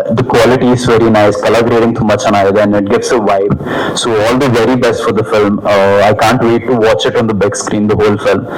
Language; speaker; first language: Kannada; native; Kannada